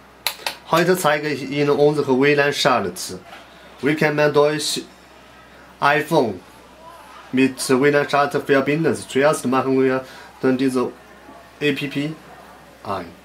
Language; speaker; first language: German; non-native, learner; Chinese